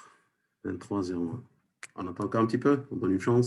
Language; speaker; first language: French; non-native, local second language; Arabic